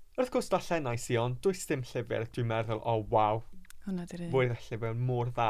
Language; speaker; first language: Welsh; non-native, local second language; English